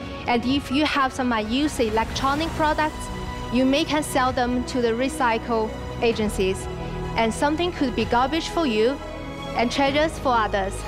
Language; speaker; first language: English; non-native, fluent; Chinese